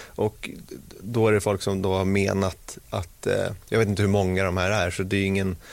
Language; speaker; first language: Swedish; native; Swedish